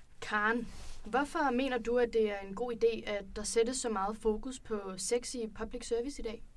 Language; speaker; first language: Danish; native; Danish